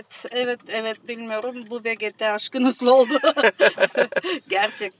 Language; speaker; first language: Turkish; early bilingual, heritage; Turkish